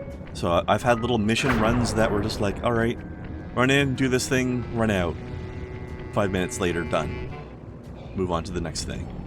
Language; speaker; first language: English; native; English